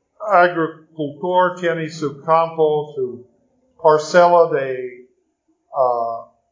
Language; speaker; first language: Spanish; non-native, learner; English